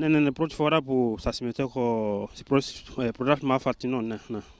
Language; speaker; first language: Greek; non-native, learner; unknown